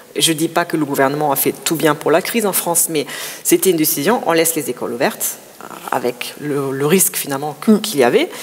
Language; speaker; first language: French; non-native, fluent; German